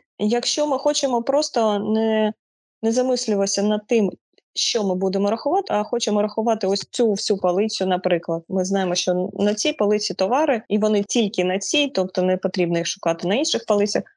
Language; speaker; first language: Ukrainian; non-native, local second language; Russian